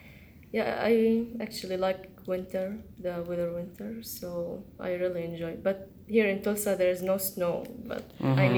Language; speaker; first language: English; non-native, learner; Arabic